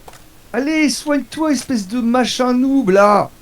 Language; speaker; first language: French; native; French